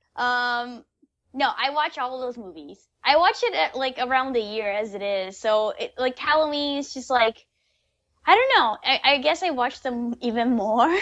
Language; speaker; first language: English; non-native, fluent; Portuguese